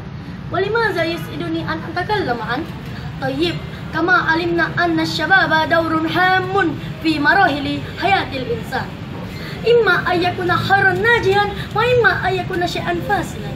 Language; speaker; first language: Arabic; non-native, learner; Indonesian